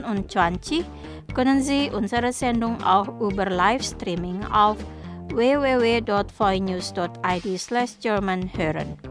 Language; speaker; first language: German; non-native, fluent; Indonesian